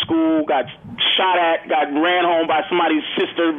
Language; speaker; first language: English; native; English